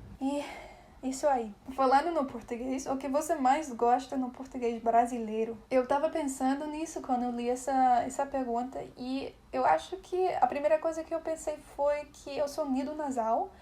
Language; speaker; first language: Portuguese; non-native, fluent; English